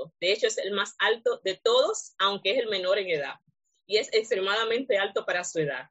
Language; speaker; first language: Spanish; native; Spanish